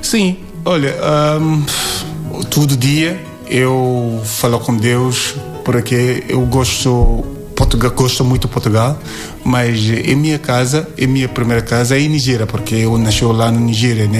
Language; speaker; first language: Portuguese; non-native, learner; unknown